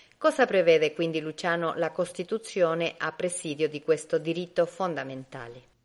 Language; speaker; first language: Italian; non-native, fluent; Spanish